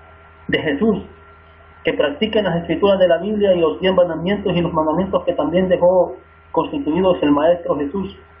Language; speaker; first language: Spanish; native; Spanish